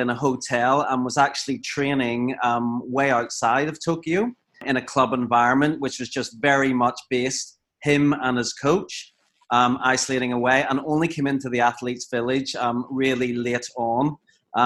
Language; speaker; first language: English; native; English